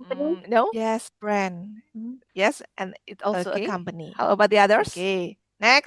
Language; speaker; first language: English; non-native, learner; Indonesian